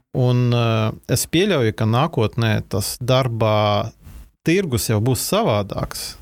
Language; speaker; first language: Latvian; non-native, local second language; Russian